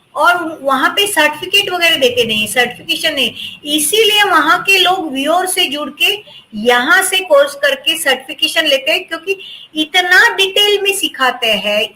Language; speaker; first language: Hindi; non-native, local second language; Marathi